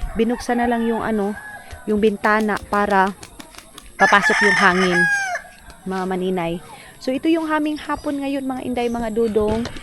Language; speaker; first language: Filipino; non-native, local second language; Cebuano